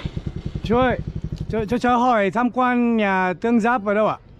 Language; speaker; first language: Vietnamese; non-native, fluent; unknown